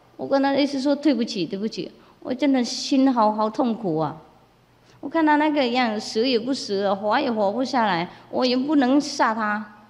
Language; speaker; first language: Chinese; non-native, fluent; Vietnamese